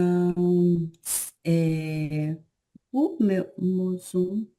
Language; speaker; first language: French; non-native, learner; Portuguese